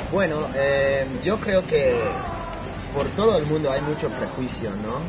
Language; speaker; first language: Spanish; non-native, fluent; English